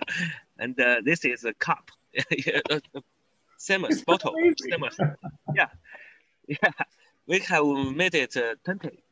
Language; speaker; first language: English; non-native, learner; Chinese